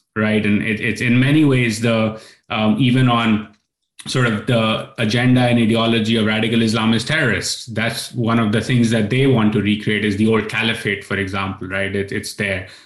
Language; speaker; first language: English; non-native, local second language; Urdu